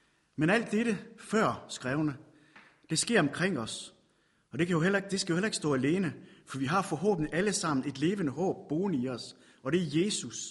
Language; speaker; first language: Danish; native; Danish